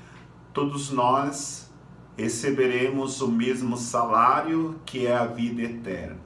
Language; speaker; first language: Portuguese; native; Portuguese